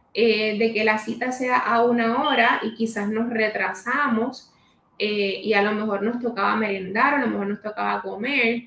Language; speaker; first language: Spanish; native; Spanish